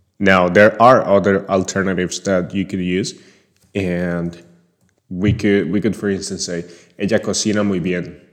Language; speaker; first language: English; non-native, fluent; Spanish